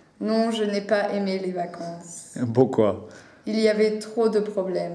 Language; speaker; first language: French; non-native, learner; English